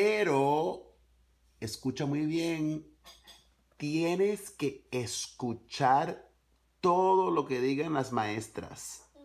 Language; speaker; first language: Spanish; early bilingual, other home language; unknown